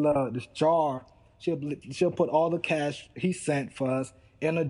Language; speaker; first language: English; early bilingual, other home language; Haitian Creole